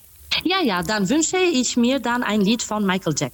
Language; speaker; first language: German; non-native, fluent; Albanian